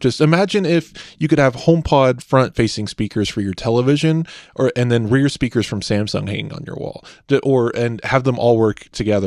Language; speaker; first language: English; native; English